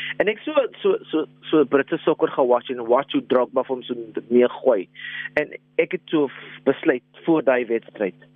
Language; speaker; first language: Afrikaans; non-native, local second language; English